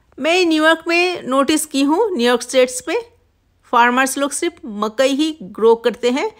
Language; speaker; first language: Hindi; non-native, local second language; Bangla